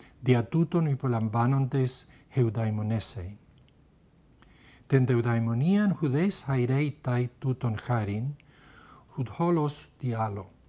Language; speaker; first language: Greek; non-native, fluent; Spanish